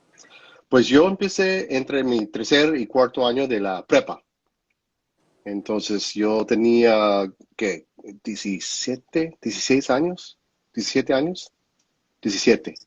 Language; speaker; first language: Spanish; non-native, fluent; English